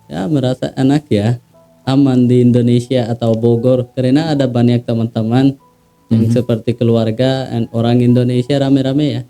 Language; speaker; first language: Indonesian; non-native, learner; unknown